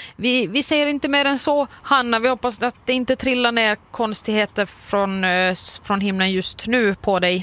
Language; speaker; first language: Swedish; native; Swedish